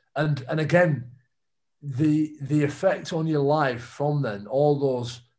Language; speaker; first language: English; native; English